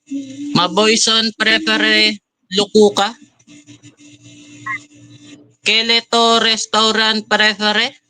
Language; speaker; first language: French; non-native, learner; Filipino